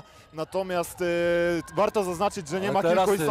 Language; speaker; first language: Polish; native; Polish